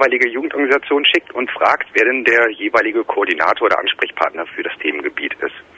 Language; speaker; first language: German; native; German